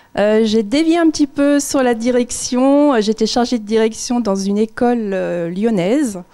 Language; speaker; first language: French; native; French